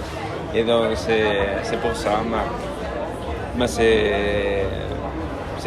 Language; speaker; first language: French; non-native, learner; Spanish